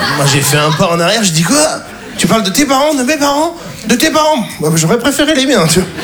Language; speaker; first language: French; native; French